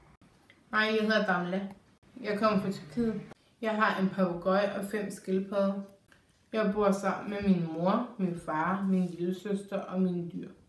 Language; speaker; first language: Danish; early bilingual, other home language; Turkish